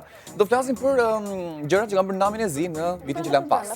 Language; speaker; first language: Albanian; native; Albanian